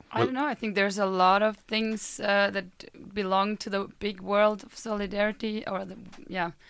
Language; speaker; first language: English; non-native, fluent; German